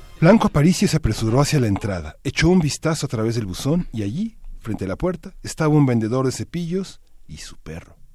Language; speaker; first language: Spanish; native; Spanish